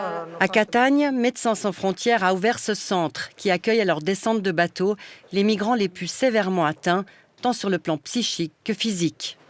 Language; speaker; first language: French; native; French